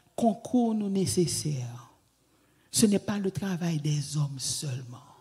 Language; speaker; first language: French; native; French